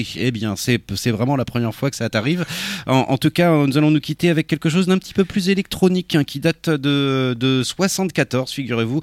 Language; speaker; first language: French; native; French